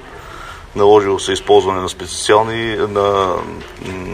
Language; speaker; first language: Bulgarian; native; Bulgarian